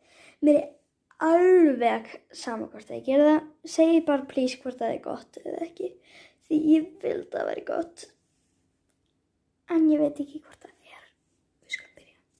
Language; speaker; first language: Icelandic; early bilingual, heritage; Icelandic